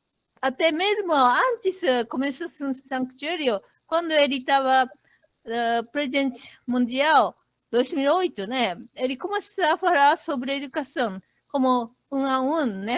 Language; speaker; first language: Portuguese; non-native, learner; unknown